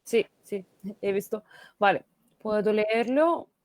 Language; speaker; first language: Spanish; non-native, fluent; Lithuanian